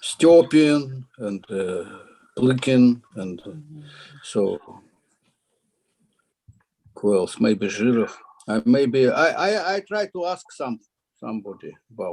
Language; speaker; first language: English; non-native, learner; Russian